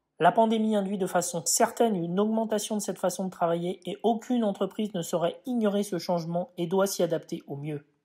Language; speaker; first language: French; native; French